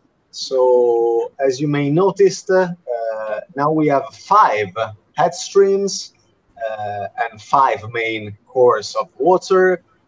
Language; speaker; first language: English; non-native, fluent; Italian